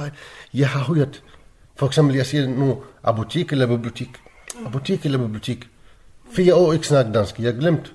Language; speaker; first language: Danish; non-native, learner; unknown